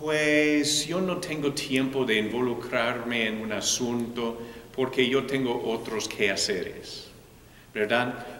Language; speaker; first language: Spanish; non-native, fluent; English